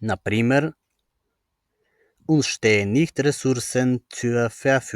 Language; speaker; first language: German; non-native, fluent; Macedonian